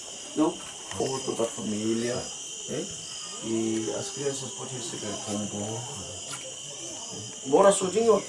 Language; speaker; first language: Portuguese; non-native, learner; Korean